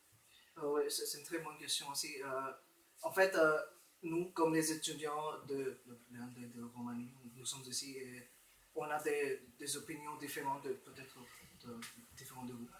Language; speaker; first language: French; non-native, fluent; Romanian